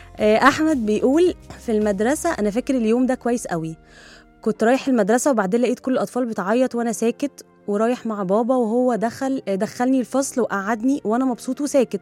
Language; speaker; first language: Arabic; native; Arabic